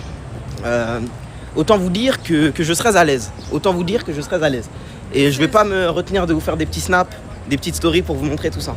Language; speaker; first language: French; native; French